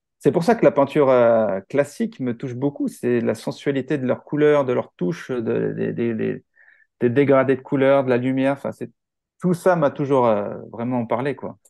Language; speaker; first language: French; native; French